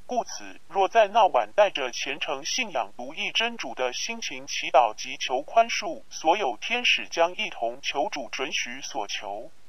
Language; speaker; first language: Chinese; non-native, local second language; Cantonese